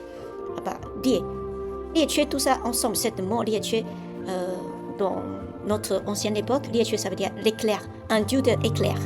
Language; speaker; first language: French; non-native, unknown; Chinese